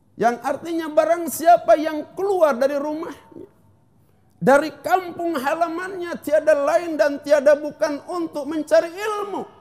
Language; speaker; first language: Indonesian; non-native, local second language; Sundanese